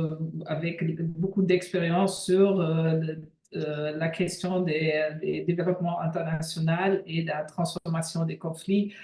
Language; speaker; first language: French; non-native, fluent; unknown